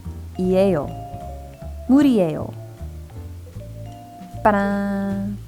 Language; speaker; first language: Korean; non-native, fluent; English